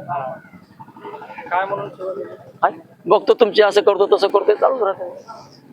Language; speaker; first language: Marathi; native; Marathi